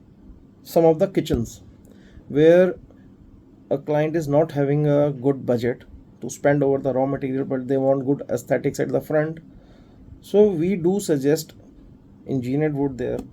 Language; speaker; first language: English; non-native, local second language; Hindi